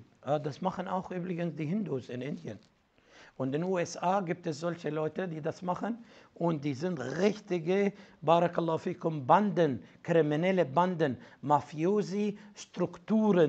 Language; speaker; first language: German; non-native, fluent; Arabic